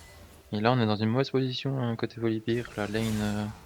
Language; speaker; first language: French; native; French